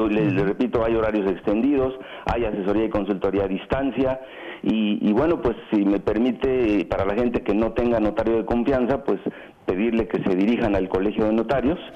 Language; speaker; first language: Spanish; native; Spanish